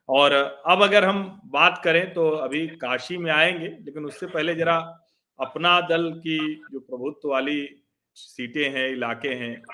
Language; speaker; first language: Hindi; native; Hindi